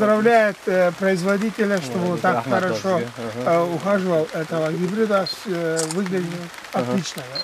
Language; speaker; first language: Russian; non-native, fluent; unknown